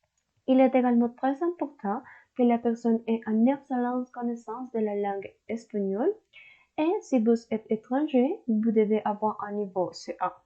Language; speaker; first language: French; non-native, learner; Spanish